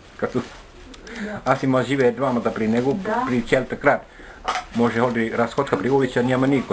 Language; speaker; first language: Bulgarian; non-native, learner; Finnish